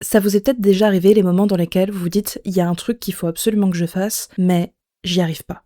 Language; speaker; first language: French; native; French